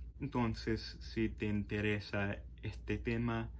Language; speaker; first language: Spanish; non-native, fluent; English